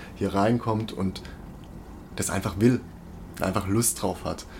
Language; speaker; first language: German; native; German